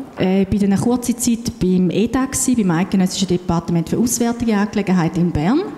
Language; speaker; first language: German; native; German